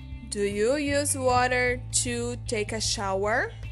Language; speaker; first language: English; non-native, fluent; Portuguese